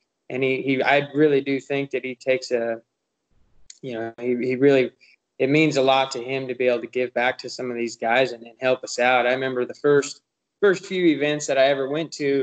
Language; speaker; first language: English; native; English